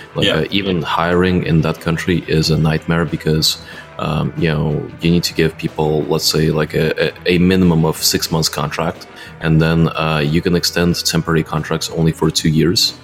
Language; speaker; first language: English; non-native, fluent; Russian